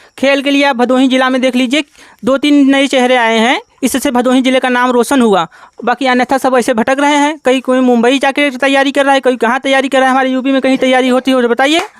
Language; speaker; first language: Hindi; native; Hindi